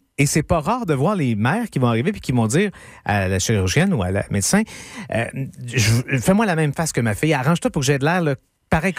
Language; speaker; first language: French; native; French